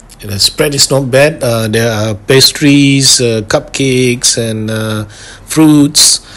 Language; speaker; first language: English; non-native, local second language; Malay